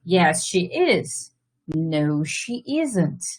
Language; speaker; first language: English; non-native, fluent; Portuguese